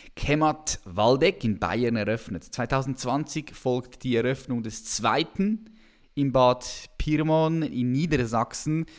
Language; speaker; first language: German; native; German